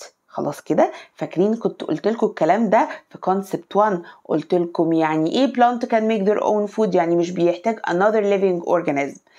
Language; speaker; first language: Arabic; native; Arabic